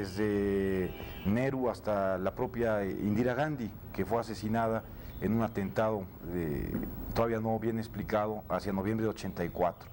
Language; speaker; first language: Spanish; native; Spanish